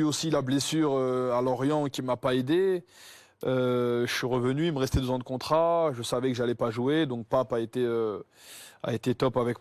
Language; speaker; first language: French; native; French